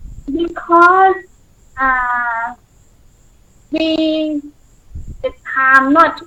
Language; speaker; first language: English; non-native, learner; Thai